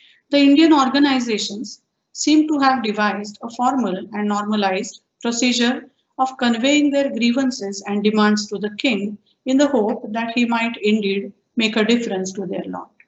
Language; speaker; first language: English; non-native, local second language; Marathi